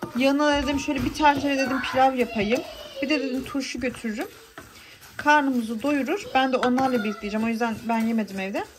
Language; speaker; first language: Turkish; early bilingual, heritage; Turkish